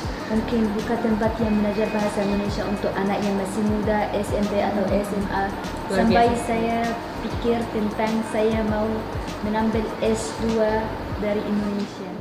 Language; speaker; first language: Indonesian; non-native, learner; Arabic